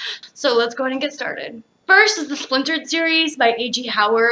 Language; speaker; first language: English; native; English